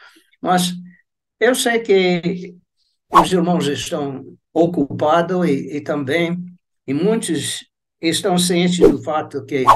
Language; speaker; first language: Portuguese; non-native, fluent; English